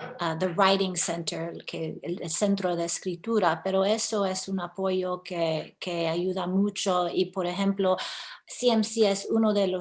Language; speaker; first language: Spanish; early bilingual, heritage; English